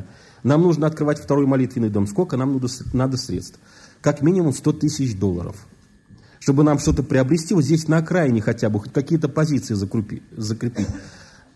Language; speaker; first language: Russian; native; Russian